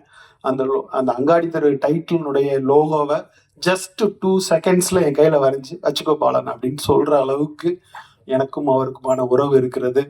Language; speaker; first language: Tamil; native; Tamil